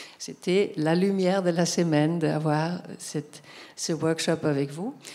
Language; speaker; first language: French; non-native, fluent; German